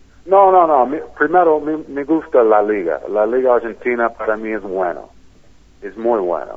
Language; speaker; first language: Spanish; non-native, learner; English